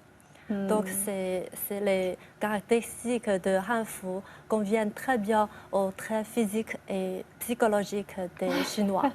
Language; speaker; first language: French; non-native, fluent; Chinese